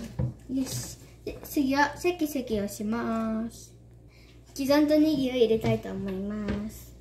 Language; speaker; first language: Japanese; non-native, fluent; Cebuano